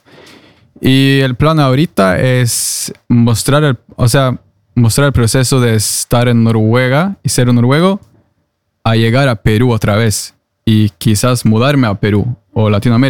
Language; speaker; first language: Spanish; non-native, fluent; Norwegian